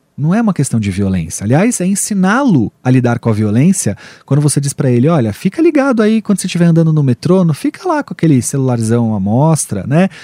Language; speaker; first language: Portuguese; native; Portuguese